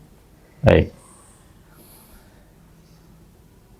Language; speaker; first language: Malay; native; Malay